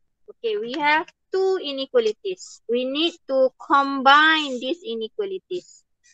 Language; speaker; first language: English; non-native, local second language; Malay